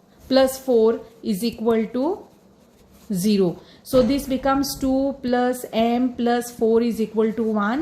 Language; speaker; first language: English; non-native, local second language; Konkani